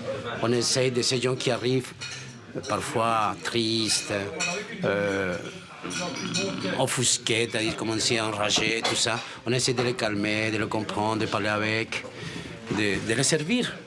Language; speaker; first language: French; non-native, fluent; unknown